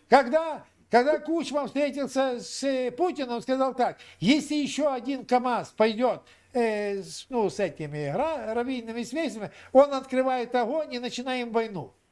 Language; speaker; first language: Russian; non-native, local second language; Ukrainian